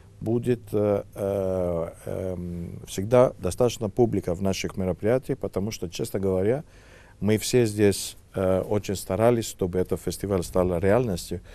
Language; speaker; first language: Russian; non-native, fluent; Greek